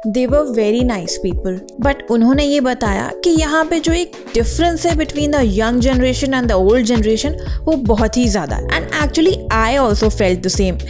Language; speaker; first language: Hindi; native; Hindi